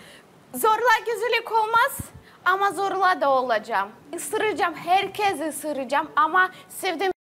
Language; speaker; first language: Turkish; non-native, learner; Russian